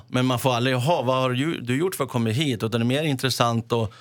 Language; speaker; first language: Swedish; native; Swedish